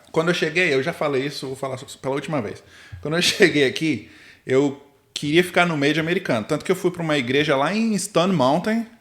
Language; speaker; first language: Portuguese; native; Portuguese